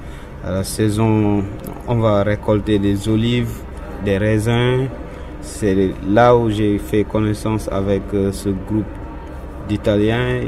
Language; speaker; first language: French; non-native, local second language; Wolof